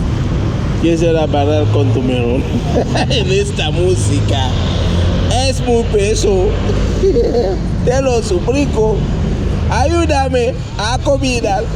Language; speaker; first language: Spanish; non-native, learner; Haitian Creole